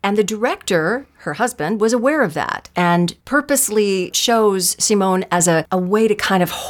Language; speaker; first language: English; native; English